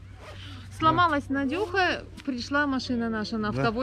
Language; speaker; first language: Russian; native; Russian